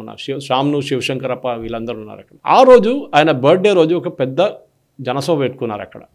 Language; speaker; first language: Telugu; non-native, local second language; Malayalam